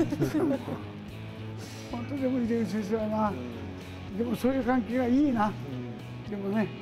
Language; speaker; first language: Japanese; native; Japanese